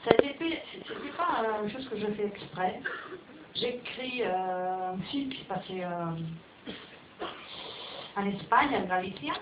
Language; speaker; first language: French; non-native, fluent; Spanish